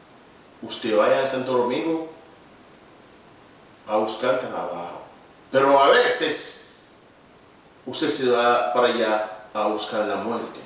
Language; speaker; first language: Spanish; non-native, learner; Haitian Creole